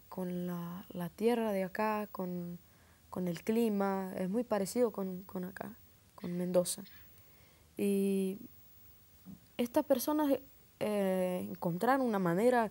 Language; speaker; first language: Spanish; non-native, fluent; Portuguese